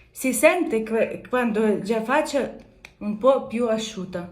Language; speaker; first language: Italian; non-native, learner; Ukrainian